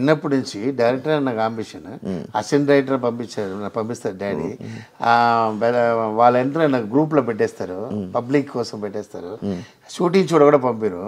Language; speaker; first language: Telugu; non-native, local second language; Tamil